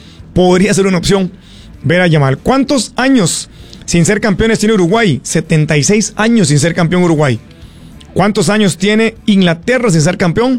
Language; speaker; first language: Spanish; native; Spanish